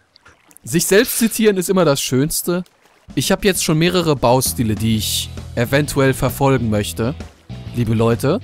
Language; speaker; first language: German; native; German